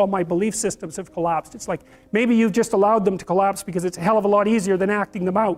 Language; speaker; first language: English; native; English